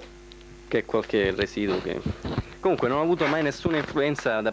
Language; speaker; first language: Italian; native; Italian